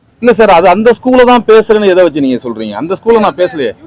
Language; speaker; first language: Tamil; native; Tamil